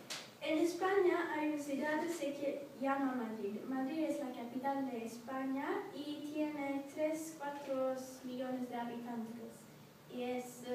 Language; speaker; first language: Spanish; non-native, learner; Swedish